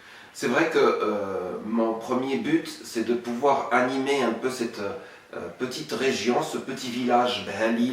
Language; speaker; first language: French; non-native, local second language; Arabic